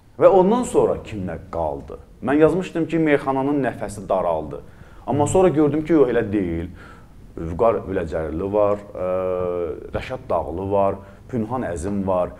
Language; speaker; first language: Azerbaijani; native; Azerbaijani